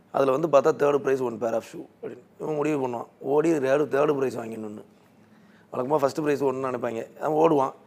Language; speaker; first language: Tamil; native; Tamil